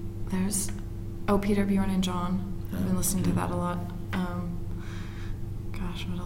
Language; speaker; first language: English; native; English